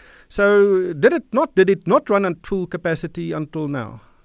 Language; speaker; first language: English; non-native, local second language; Afrikaans